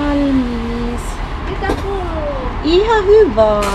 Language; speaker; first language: Finnish; non-native, learner; Filipino